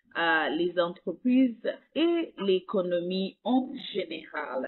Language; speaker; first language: French; non-native, fluent; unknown